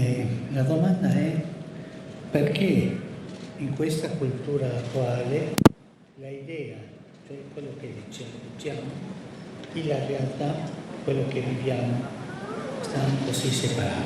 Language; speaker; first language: Italian; non-native, fluent; Spanish